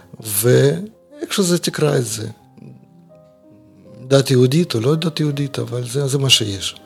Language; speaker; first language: Hebrew; non-native, fluent; Russian